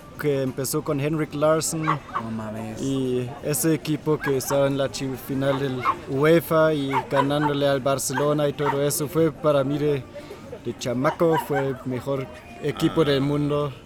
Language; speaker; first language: Spanish; non-native, fluent; German